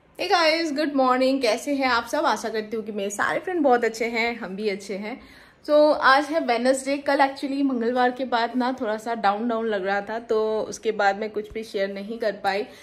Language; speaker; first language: Hindi; non-native, local second language; Bangla